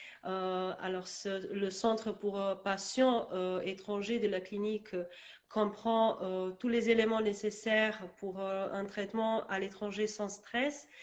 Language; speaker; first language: French; non-native, learner; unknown